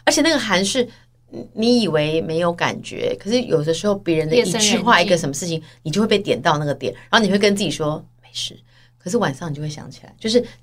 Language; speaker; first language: Chinese; native; Chinese